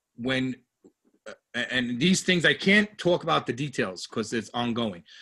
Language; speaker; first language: English; native; English